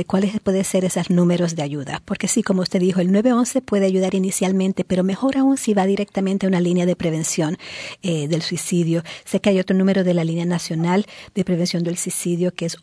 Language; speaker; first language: Spanish; native; Spanish